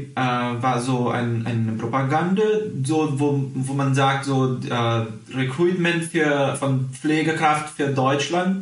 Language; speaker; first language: German; early bilingual, heritage; Portuguese